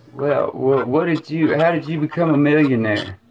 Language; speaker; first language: English; native; English